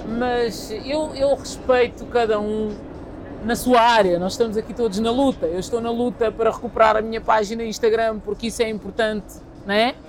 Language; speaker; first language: Portuguese; early bilingual, other home language; Kabuverdianu